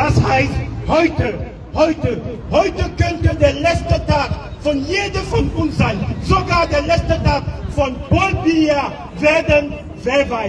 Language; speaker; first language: German; non-native, fluent; French